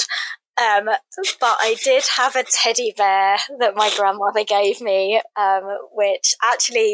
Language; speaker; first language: English; native; English